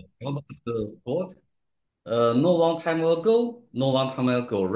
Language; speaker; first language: English; non-native, learner; Chinese